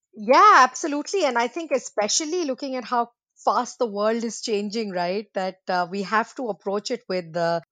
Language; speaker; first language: English; non-native, local second language; Hindi